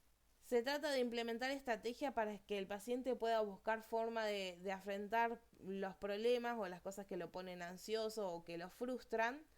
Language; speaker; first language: Spanish; native; Spanish